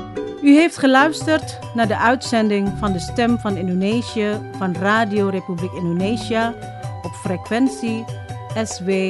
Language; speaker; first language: Dutch; non-native, fluent; Indonesian